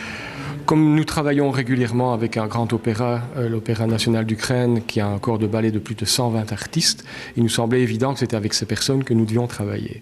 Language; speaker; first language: French; native; French